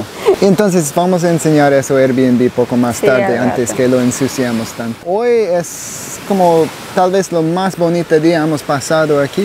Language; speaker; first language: Spanish; non-native, learner; English